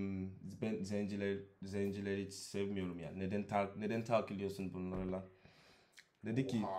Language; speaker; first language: Turkish; non-native, learner; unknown